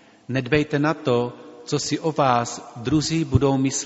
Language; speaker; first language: Czech; native; Czech